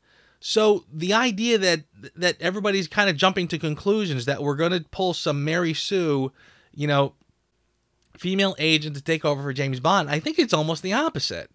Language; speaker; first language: English; native; English